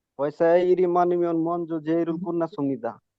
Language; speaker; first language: Korean; non-native, learner; Bangla